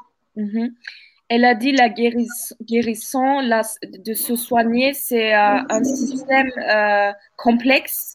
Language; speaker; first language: French; non-native, fluent; Turkish